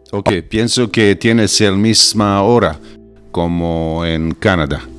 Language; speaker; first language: Spanish; non-native, learner; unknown